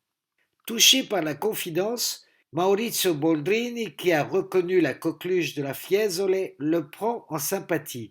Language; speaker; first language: French; native; French